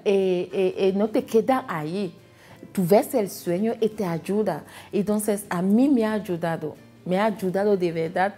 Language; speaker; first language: Spanish; non-native, fluent; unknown